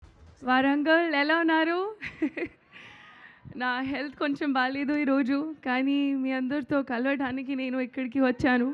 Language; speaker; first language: Telugu; non-native, learner; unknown